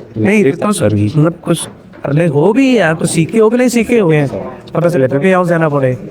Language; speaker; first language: Hindi; native; Hindi